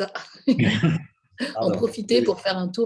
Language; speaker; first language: French; native; French